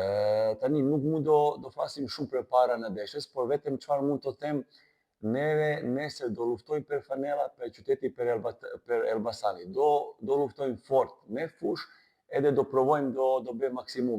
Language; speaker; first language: Albanian; non-native, learner; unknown